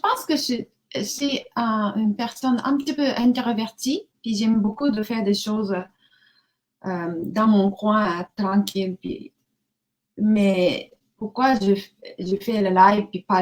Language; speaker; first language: French; non-native, learner; Japanese